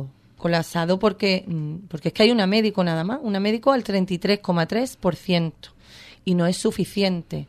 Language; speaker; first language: Spanish; native; Spanish